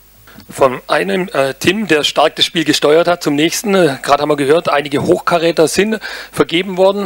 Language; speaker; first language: German; native; German